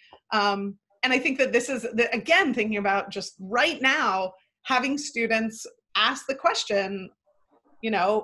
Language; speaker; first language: English; native; English